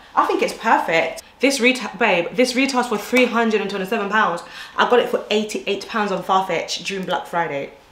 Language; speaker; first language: English; early bilingual, other home language; Lingala